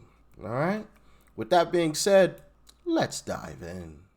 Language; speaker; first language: English; native; English